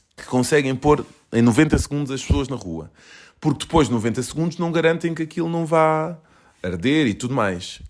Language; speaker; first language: Portuguese; early bilingual, other home language; Kabuverdianu